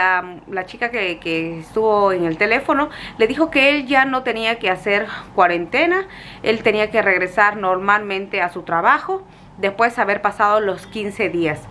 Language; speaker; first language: Spanish; native; Spanish